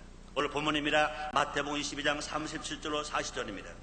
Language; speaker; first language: Korean; native; Korean